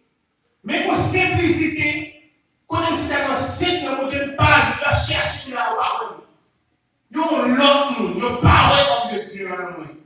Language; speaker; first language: French; non-native, local second language; Haitian Creole